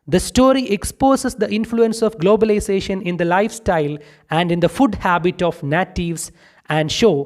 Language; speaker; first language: English; non-native, local second language; Malayalam